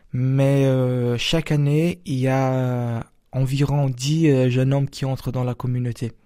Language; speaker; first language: French; non-native, fluent; Portuguese